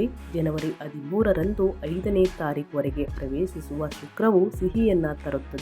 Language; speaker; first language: Kannada; native; Kannada